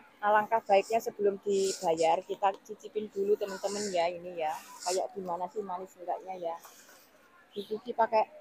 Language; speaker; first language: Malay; non-native, local second language; Javanese